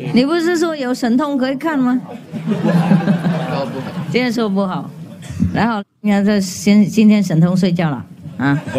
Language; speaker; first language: Chinese; non-native, fluent; Vietnamese